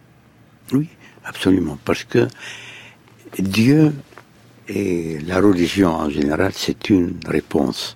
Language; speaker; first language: French; non-native, fluent; Arabic